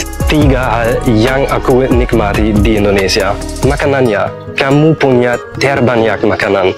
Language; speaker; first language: Indonesian; non-native, learner; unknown